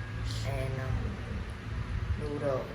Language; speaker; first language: English; non-native, learner; Vietnamese